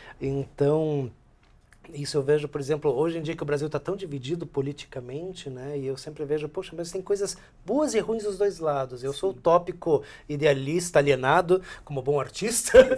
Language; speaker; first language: Portuguese; early bilingual, other home language; Spanish